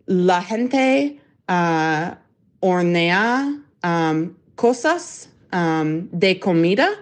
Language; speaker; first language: Spanish; non-native, learner; English